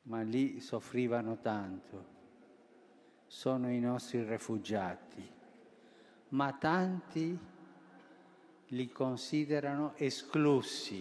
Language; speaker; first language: Italian; non-native, fluent; Spanish